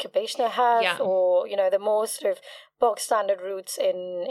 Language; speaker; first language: English; non-native, local second language; Kachhi